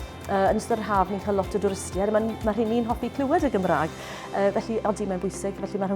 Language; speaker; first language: Welsh; native; Welsh